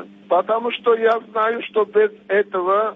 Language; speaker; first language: Russian; non-native, fluent; Armenian